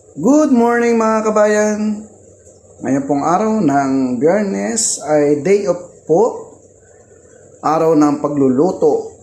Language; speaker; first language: Filipino; non-native, local second language; Cebuano